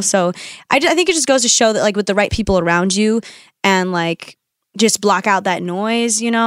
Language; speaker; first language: English; early bilingual, other home language; Spanish